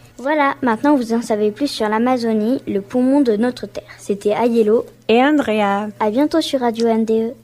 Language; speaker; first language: French; native; French